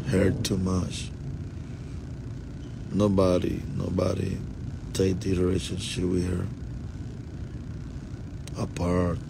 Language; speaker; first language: English; non-native, learner; Spanish